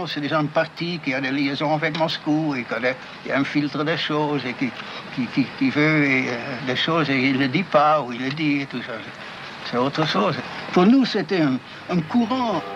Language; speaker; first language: French; non-native, fluent; Dutch